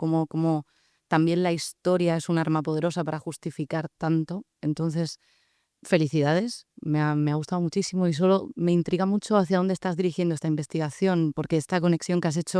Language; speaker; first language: Spanish; native; Spanish